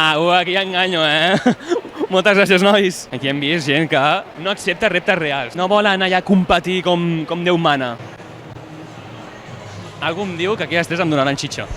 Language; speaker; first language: Catalan; native; Catalan